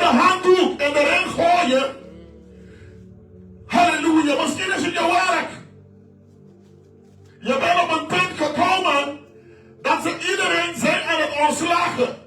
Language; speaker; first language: Dutch; non-native, fluent; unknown